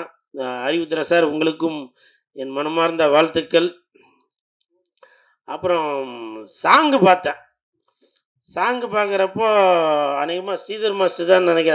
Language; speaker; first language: Tamil; native; Tamil